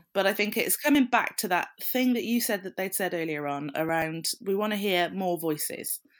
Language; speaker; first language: English; native; English